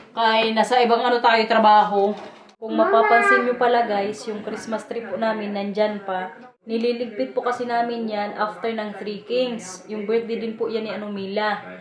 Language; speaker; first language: Filipino; non-native, local second language; Waray